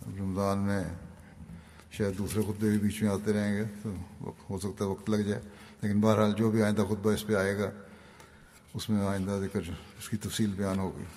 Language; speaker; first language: Urdu; native; Urdu